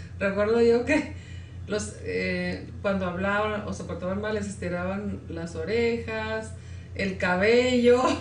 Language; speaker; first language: Spanish; native; Spanish